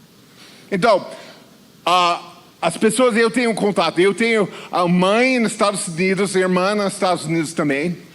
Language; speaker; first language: Portuguese; non-native, fluent; English